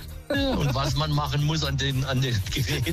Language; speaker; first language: German; native; German